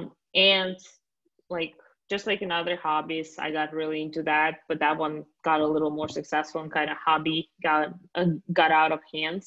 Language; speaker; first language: English; non-native, fluent; Russian